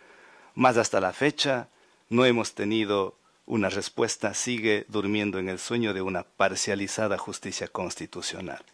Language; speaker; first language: Spanish; native; Spanish